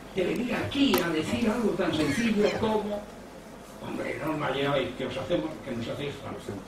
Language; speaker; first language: Spanish; native; Spanish